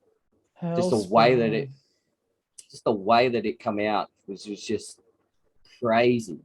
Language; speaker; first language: English; native; English